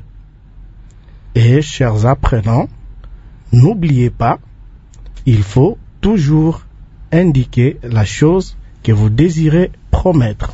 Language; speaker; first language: French; non-native, local second language; Lingala